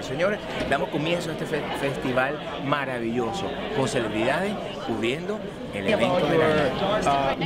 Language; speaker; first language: Spanish; native; Spanish